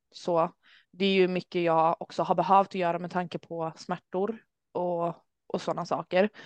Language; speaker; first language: Swedish; early bilingual, other home language; Albanian